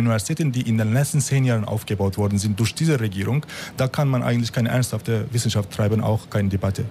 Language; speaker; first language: German; non-native, fluent; Turkish